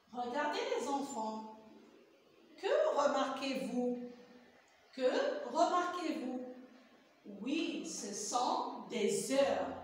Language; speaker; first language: French; non-native, local second language; Arabic